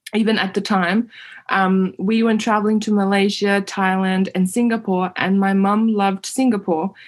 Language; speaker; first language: English; early bilingual, other home language; Uyghur